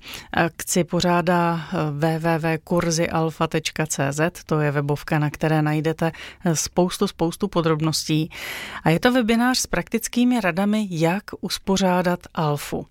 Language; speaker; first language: Czech; native; Czech